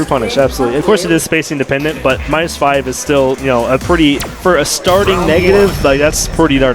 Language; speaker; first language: English; native; English